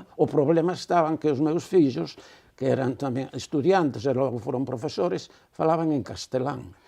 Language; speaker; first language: Galician; non-native, local second language; Spanish